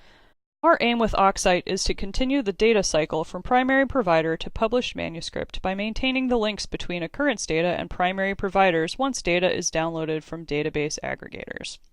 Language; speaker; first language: English; native; English